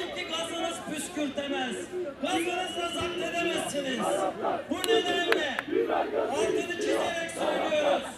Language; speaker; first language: Turkish; native; Turkish